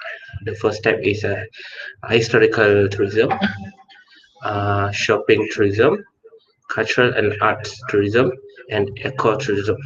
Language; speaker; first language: English; non-native, local second language; Malay